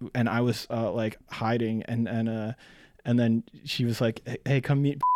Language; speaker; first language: English; native; English